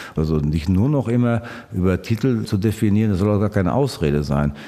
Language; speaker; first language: German; native; German